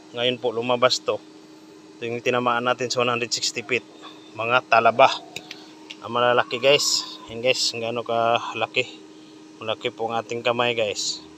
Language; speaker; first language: Filipino; non-native, local second language; Cebuano